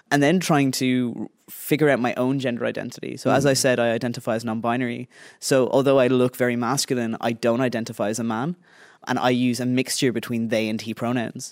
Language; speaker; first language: English; native; English